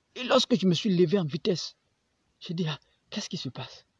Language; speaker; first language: French; non-native, local second language; Baoulé